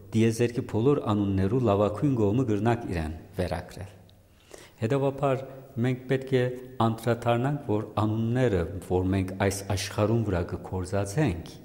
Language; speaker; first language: Armenian; native; Armenian